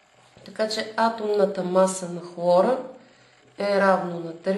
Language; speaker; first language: Bulgarian; native; Bulgarian